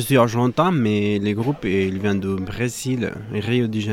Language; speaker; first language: French; non-native, fluent; Spanish